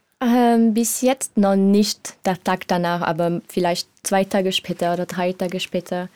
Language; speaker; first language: German; non-native, learner; French